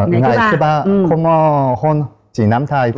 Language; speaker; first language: Vietnamese; non-native, learner; Korean